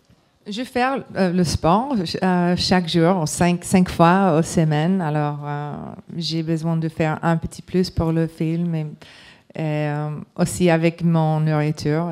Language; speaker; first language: French; non-native, learner; English